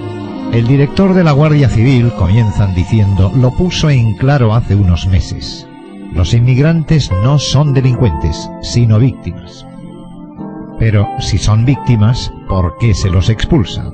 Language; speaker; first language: Spanish; native; Spanish